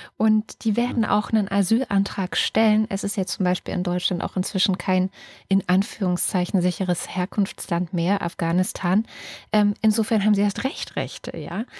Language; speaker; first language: German; native; German